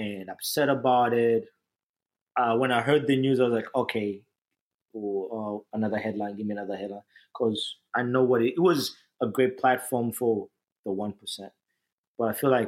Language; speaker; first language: English; non-native, local second language; Ganda